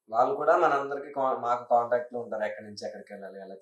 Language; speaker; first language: Telugu; native; Telugu